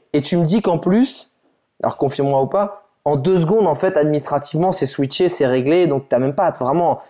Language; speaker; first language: French; native; French